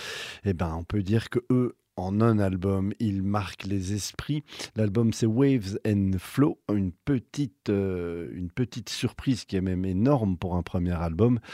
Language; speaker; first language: French; native; French